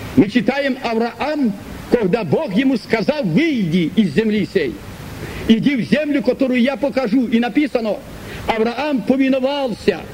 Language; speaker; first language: Russian; native; Russian